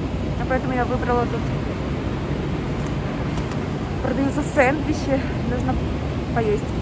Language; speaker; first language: Russian; native; Russian